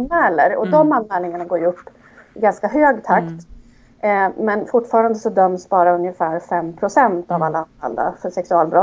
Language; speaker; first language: Swedish; native; Swedish